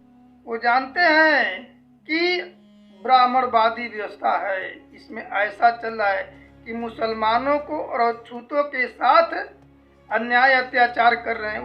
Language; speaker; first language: Hindi; native; Hindi